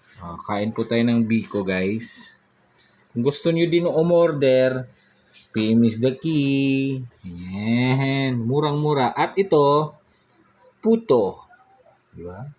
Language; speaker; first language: Filipino; non-native, local second language; Cebuano